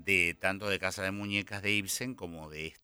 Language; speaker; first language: Spanish; native; Spanish